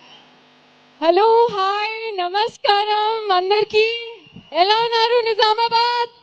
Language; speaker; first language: Telugu; non-native, learner; Hindi